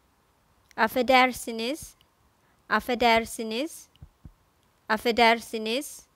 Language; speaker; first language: Turkish; non-native, fluent; Thai